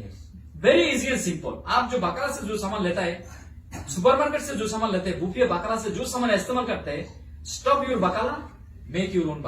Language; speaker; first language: Hindi; non-native, learner; Bangla